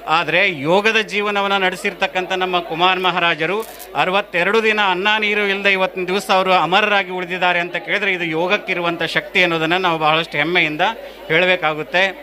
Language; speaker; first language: Kannada; native; Kannada